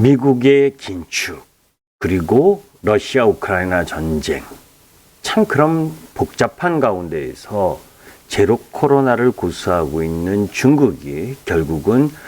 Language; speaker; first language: Korean; native; Korean